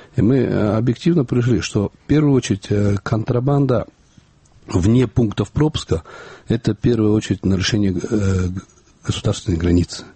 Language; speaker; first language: Russian; non-native, local second language; Kyrgyz